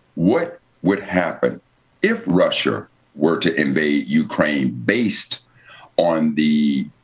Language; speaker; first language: English; native; English